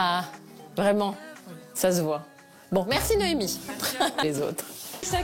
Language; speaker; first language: French; native; French